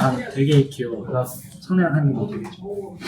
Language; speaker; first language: Korean; non-native, learner; Chinese